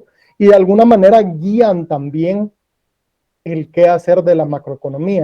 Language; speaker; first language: Spanish; native; Spanish